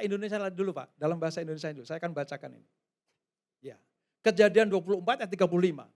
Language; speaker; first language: Indonesian; native; Indonesian